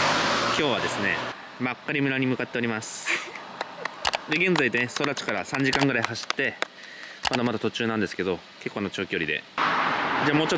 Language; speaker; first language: Japanese; native; Japanese